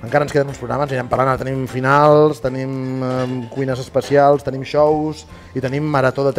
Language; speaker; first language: Catalan; native; Catalan